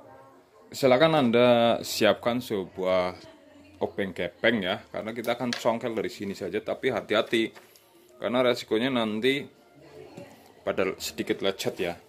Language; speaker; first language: Indonesian; native; Indonesian